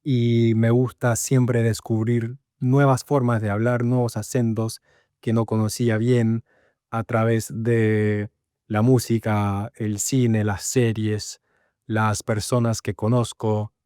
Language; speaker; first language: Spanish; non-native, fluent; English